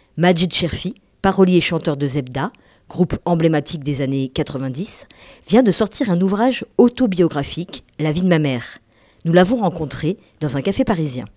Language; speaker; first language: French; native; French